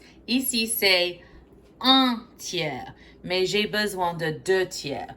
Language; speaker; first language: French; non-native, fluent; English